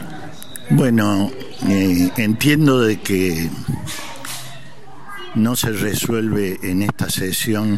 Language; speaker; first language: Spanish; native; Spanish